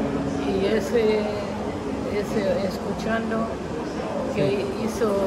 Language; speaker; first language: Spanish; non-native, local second language; English